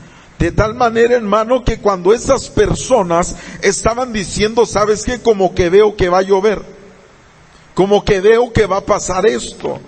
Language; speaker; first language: Spanish; native; Spanish